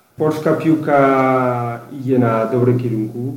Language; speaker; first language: Polish; non-native, learner; Spanish